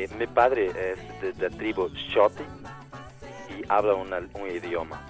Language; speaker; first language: Spanish; non-native, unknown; Portuguese